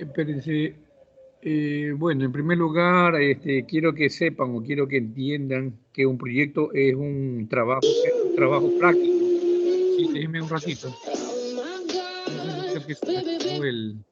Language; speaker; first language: Spanish; native; Spanish